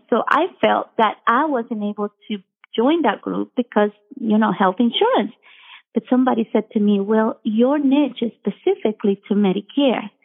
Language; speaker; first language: English; non-native, fluent; Spanish